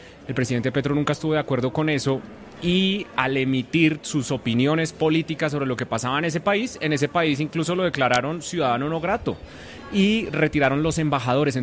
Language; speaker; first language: Spanish; native; Spanish